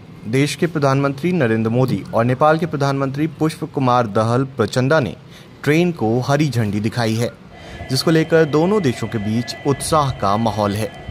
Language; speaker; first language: Hindi; native; Hindi